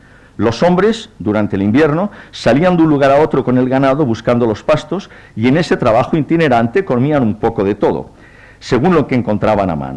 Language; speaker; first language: Spanish; native; Spanish